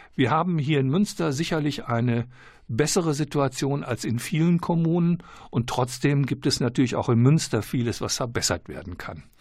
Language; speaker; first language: German; native; German